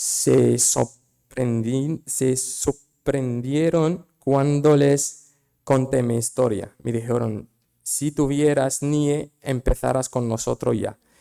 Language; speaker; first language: Spanish; non-native, fluent; Arabic